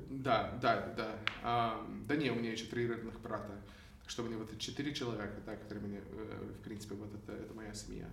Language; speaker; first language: Russian; non-native, fluent; English